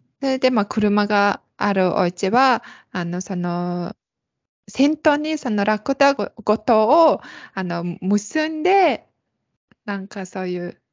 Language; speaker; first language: Japanese; non-native, fluent; Mongolian